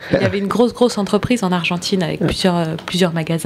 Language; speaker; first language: French; native; French